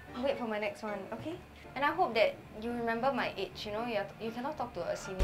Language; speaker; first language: English; native; English